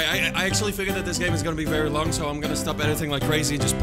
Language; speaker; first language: English; native; English